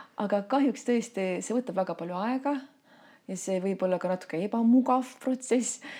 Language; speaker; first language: Estonian; non-native, local second language; Russian